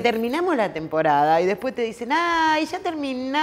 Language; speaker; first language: Spanish; native; Spanish